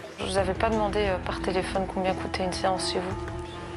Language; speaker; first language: French; native; French